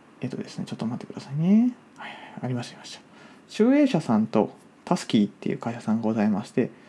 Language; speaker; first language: Japanese; native; Japanese